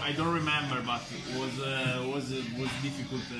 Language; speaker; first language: English; non-native, fluent; Italian